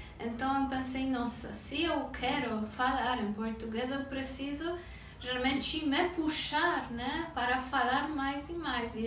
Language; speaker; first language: Portuguese; non-native, fluent; Polish